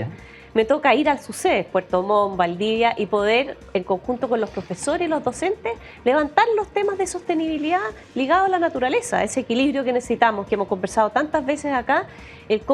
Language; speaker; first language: Spanish; native; Spanish